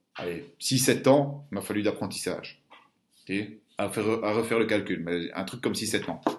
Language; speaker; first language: French; native; French